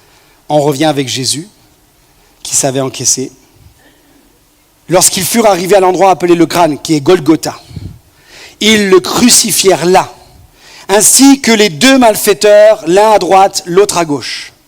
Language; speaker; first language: French; native; French